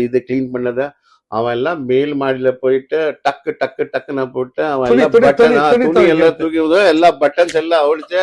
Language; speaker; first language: Tamil; non-native, fluent; Hindi